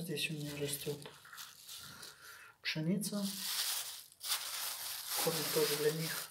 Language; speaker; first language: Russian; non-native, local second language; Romanian